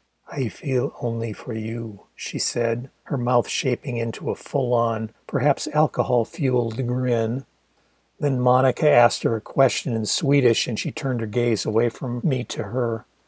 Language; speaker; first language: English; native; English